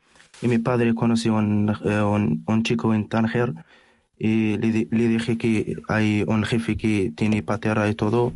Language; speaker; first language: Spanish; non-native, learner; Arabic